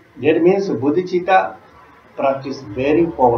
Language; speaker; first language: English; non-native, learner; Tibetan